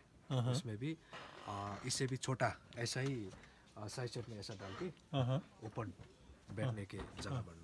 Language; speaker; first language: Hindi; non-native, local second language; Nepali